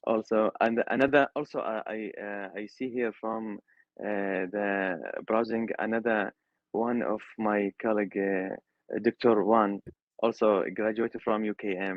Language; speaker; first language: English; non-native, learner; Arabic